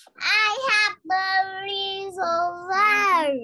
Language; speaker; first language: English; non-native, learner; Vietnamese